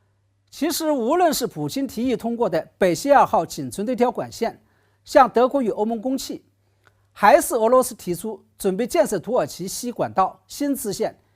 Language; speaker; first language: Chinese; native; Chinese